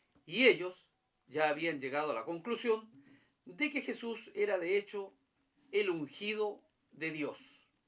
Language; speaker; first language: Spanish; native; Spanish